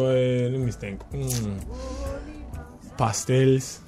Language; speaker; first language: Spanish; non-native, learner; English